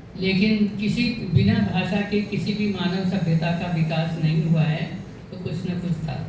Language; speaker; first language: Hindi; native; Hindi